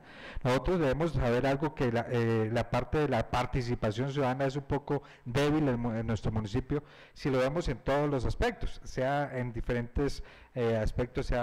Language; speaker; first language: Spanish; native; Spanish